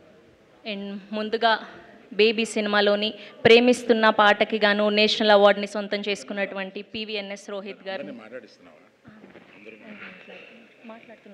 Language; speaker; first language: Telugu; native; Telugu